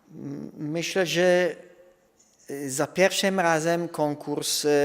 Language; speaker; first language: Polish; non-native, fluent; Italian